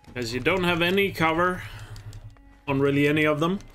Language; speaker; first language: English; non-native, fluent; Danish